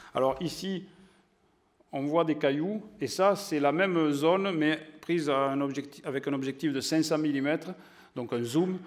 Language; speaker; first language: French; native; French